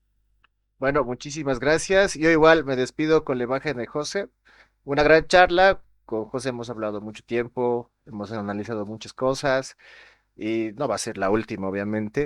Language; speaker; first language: Spanish; native; Spanish